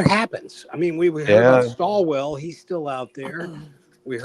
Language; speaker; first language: English; native; English